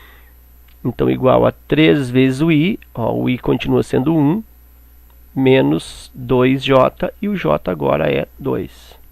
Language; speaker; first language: Portuguese; native; Portuguese